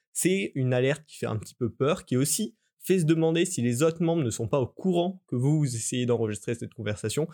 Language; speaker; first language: French; native; French